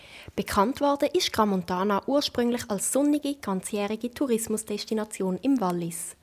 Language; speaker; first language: German; native; German